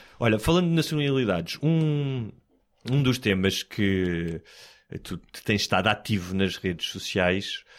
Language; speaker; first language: Portuguese; native; Portuguese